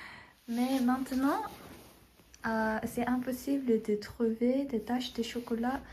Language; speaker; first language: French; non-native, fluent; Korean